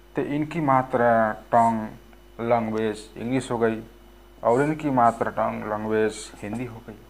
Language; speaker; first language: Hindi; non-native, local second language; Bhojpuri